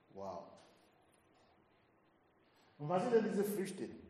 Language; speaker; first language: German; non-native, fluent; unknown